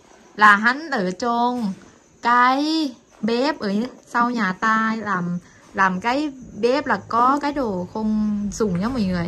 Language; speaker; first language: Vietnamese; non-native, fluent; Thai